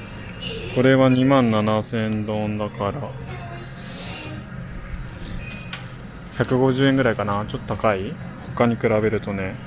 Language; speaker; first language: Japanese; native; Japanese